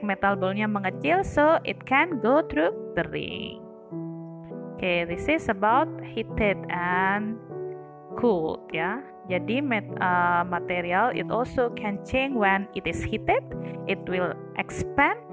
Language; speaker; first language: English; non-native, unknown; Indonesian